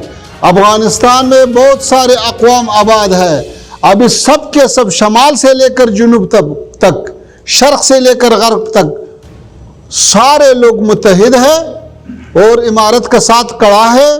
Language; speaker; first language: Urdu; non-native, fluent; Pashto